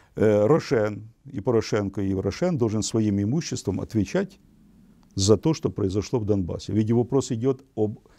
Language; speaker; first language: Russian; non-native, local second language; Ukrainian